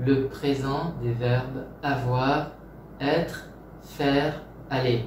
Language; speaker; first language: French; non-native, fluent; Vietnamese